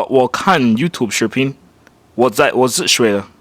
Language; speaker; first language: Chinese; non-native, learner; English